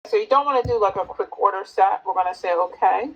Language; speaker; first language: English; native; English